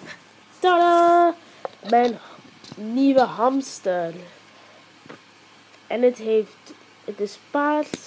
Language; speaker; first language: Dutch; early bilingual, heritage; Dutch